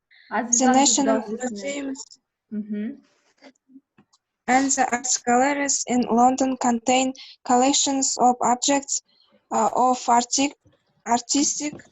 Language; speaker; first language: English; non-native, learner; Kazakh